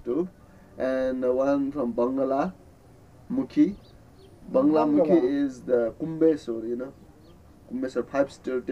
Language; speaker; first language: English; non-native, learner; Newari